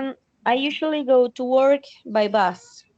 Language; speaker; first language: English; non-native, learner; Spanish